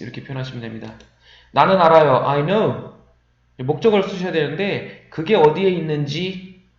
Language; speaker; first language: Korean; native; Korean